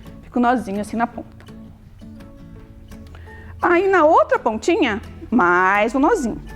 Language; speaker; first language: Portuguese; native; Portuguese